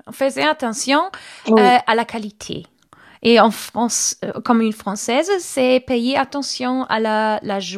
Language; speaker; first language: French; non-native, learner; German